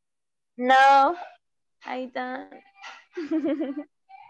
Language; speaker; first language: English; non-native, learner; Spanish